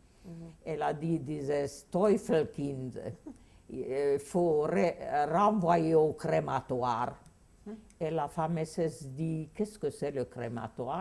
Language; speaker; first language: French; non-native, fluent; Hungarian